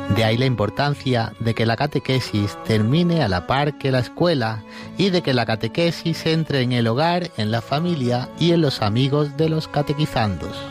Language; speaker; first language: Spanish; native; Spanish